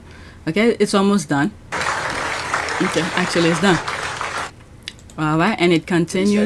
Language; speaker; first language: English; native; English